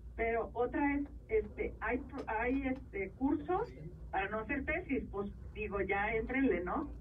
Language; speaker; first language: Spanish; native; Spanish